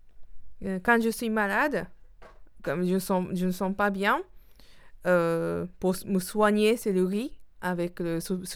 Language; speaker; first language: French; non-native, learner; Japanese